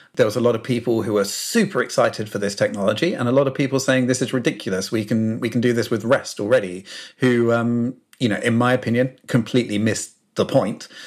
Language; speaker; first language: English; native; English